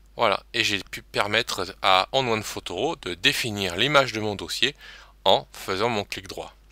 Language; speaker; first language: French; native; French